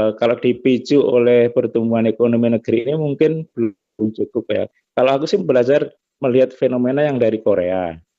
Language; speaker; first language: Indonesian; native; Indonesian